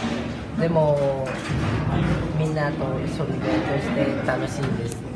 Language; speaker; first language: Japanese; non-native, learner; Vietnamese